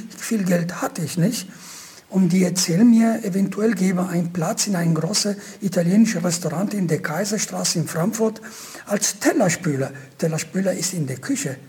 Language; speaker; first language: German; non-native, fluent; Italian